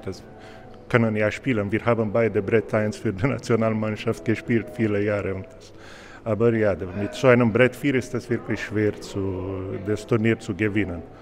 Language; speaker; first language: German; non-native, fluent; Romanian